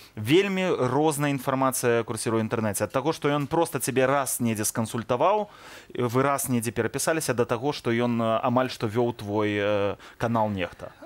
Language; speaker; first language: Belarusian; native; Belarusian